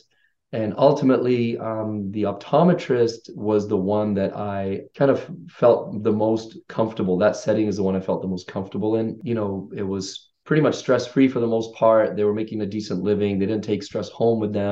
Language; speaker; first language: English; native; English